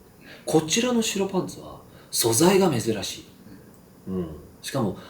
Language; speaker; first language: Japanese; native; Japanese